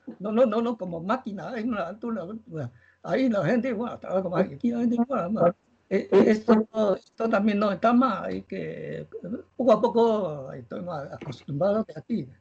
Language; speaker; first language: Spanish; non-native, learner; Chinese